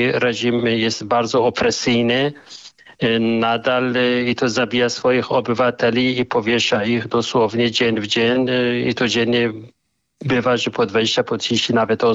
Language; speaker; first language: Polish; non-native, fluent; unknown